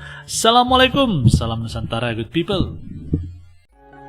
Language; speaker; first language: Indonesian; non-native, local second language; Malay